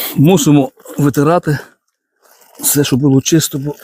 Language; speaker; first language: Ukrainian; non-native, fluent; Romanian